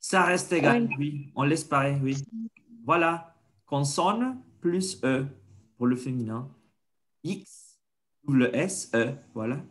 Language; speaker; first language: French; non-native, fluent; Spanish